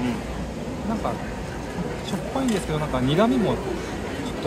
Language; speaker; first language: Japanese; native; Japanese